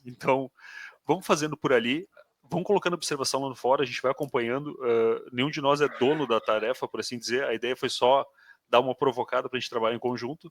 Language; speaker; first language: Portuguese; native; Portuguese